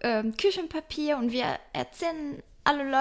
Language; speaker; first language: German; non-native, fluent; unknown